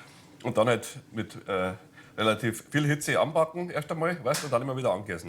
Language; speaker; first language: German; native; German